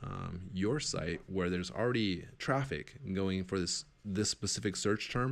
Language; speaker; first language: English; native; English